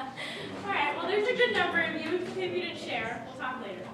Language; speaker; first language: English; native; English